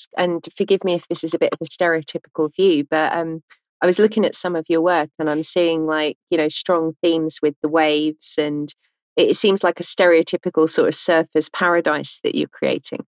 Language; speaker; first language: English; native; English